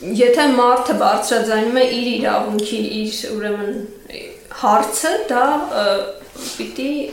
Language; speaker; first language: Armenian; native; Armenian